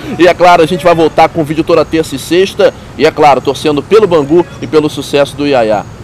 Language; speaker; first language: Portuguese; native; Portuguese